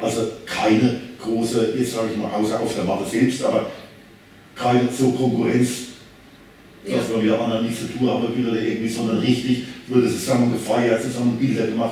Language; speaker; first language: German; native; German